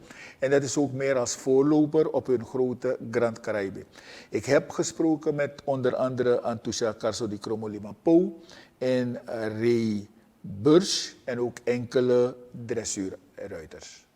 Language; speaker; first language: Dutch; native; Dutch